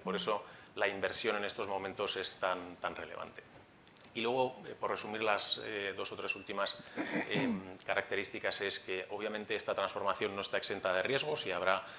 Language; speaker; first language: Spanish; native; Spanish